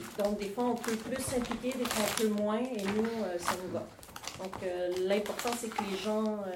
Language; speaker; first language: French; native; French